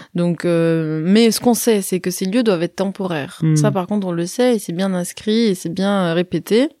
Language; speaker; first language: French; early bilingual, other home language; Arabic